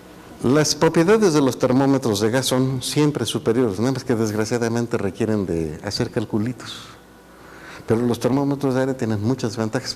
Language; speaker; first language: Spanish; native; Spanish